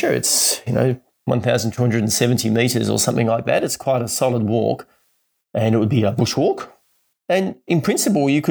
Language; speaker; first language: English; native; English